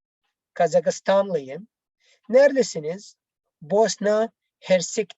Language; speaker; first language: Turkish; non-native, learner; Arabic